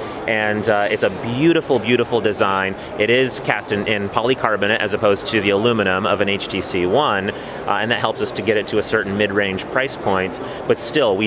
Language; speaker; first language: English; native; English